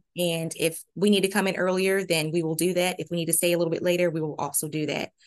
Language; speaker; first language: English; native; English